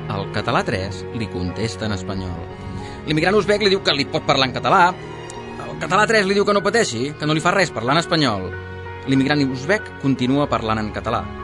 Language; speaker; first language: Catalan; native; Catalan